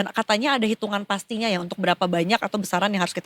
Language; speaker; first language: Indonesian; native; Indonesian